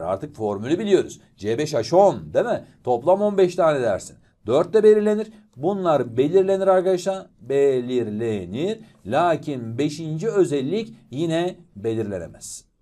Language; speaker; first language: Turkish; native; Turkish